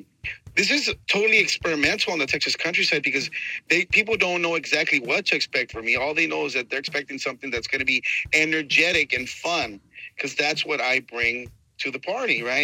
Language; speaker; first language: English; early bilingual, other home language; Spanish